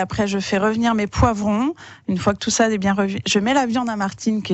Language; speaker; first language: French; native; French